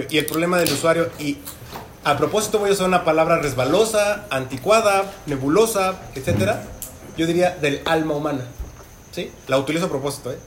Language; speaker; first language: Spanish; native; Spanish